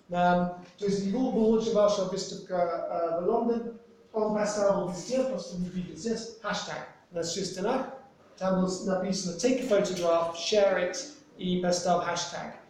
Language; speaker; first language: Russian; non-native, fluent; English